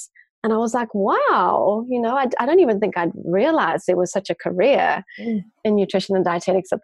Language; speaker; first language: English; native; English